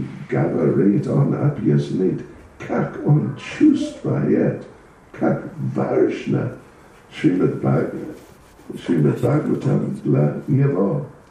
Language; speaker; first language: Russian; non-native, learner; English